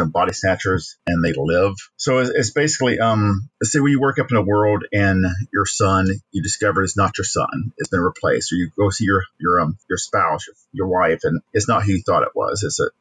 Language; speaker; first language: English; native; English